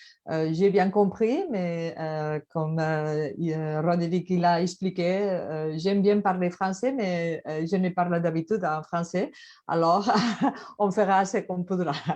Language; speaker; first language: French; non-native, learner; Catalan